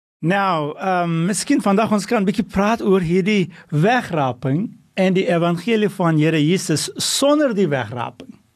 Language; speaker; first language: Afrikaans; non-native, fluent; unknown